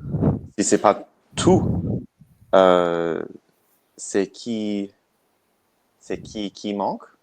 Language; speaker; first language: French; non-native, learner; English